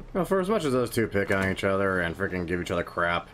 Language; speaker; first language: English; native; English